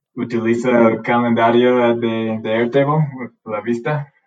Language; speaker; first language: Spanish; non-native, learner; English